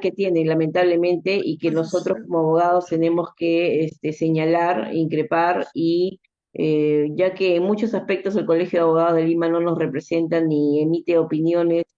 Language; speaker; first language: Spanish; native; Spanish